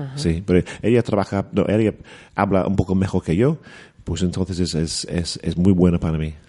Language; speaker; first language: Spanish; non-native, learner; English